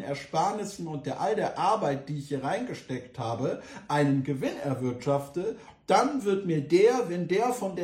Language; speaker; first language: German; native; German